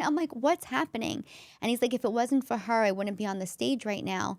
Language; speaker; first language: English; native; English